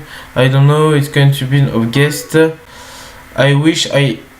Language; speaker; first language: English; non-native, learner; French